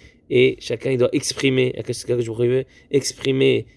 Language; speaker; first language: French; native; French